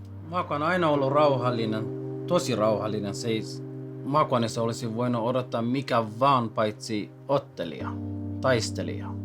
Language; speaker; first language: Finnish; non-native, fluent; Kurdish